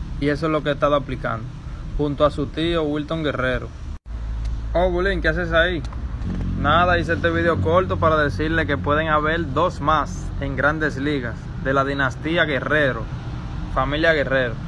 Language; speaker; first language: Spanish; native; Spanish